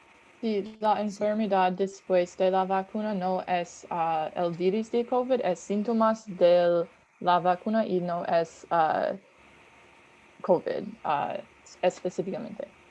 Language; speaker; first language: Spanish; non-native, learner; English